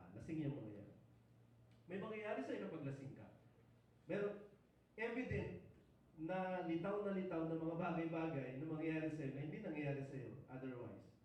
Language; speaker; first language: Filipino; non-native, local second language; Iloko